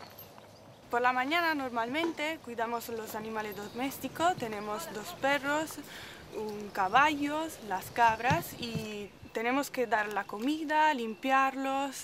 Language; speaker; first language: Spanish; non-native, fluent; Italian